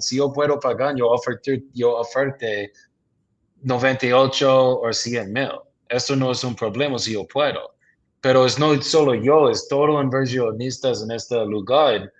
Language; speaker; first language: Spanish; non-native, learner; English